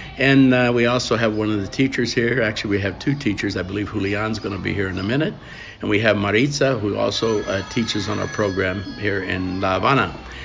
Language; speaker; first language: English; native; English